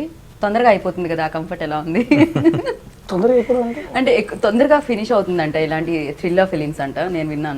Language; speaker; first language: Telugu; native; Telugu